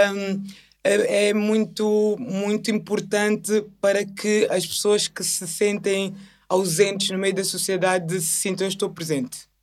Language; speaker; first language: Portuguese; native; Portuguese